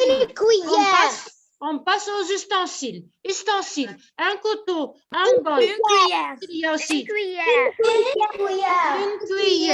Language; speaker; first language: French; non-native, local second language; Arabic